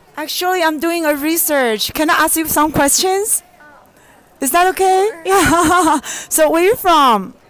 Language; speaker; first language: English; non-native, fluent; Chinese